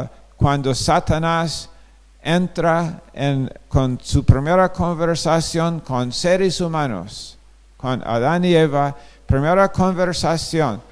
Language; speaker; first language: Spanish; non-native, fluent; English